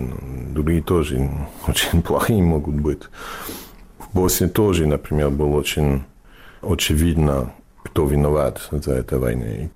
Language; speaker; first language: Russian; non-native, learner; English